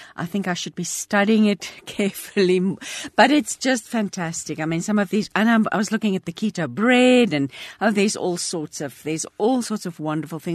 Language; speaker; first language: English; non-native, local second language; Afrikaans